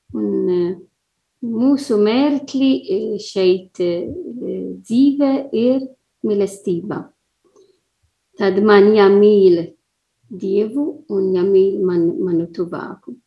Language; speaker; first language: Latvian; non-native, learner; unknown